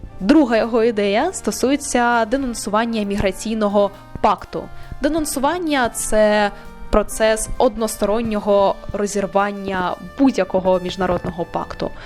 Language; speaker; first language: Ukrainian; native; Ukrainian